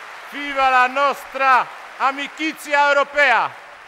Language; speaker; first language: Italian; non-native, fluent; Dutch